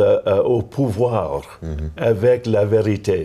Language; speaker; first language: French; non-native, local second language; English